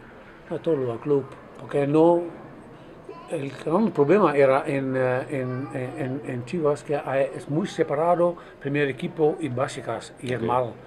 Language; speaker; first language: Spanish; non-native, fluent; Dutch